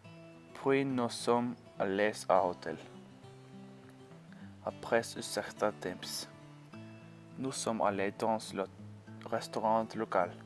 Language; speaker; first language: French; non-native, learner; Norwegian